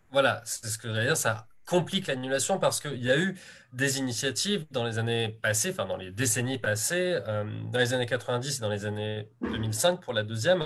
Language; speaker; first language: French; native; French